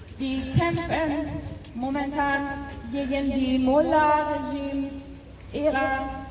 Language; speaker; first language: German; non-native, local second language; Persian